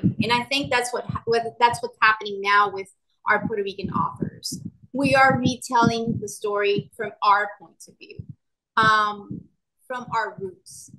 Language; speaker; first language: English; non-native, local second language; Spanish